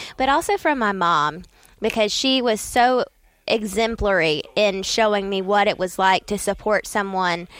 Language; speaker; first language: English; native; English